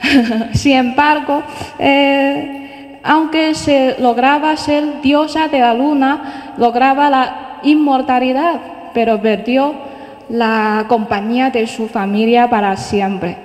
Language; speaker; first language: Spanish; non-native, fluent; Chinese